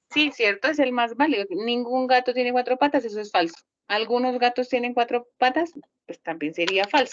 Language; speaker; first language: Spanish; native; Spanish